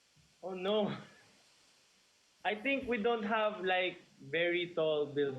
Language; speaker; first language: English; non-native, local second language; Filipino